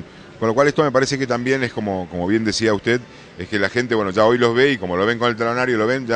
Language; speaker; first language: Spanish; native; Spanish